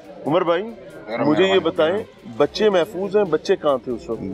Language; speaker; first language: Urdu; native; Urdu